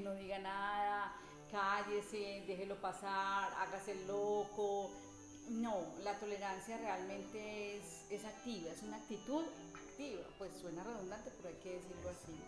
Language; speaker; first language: Spanish; native; Spanish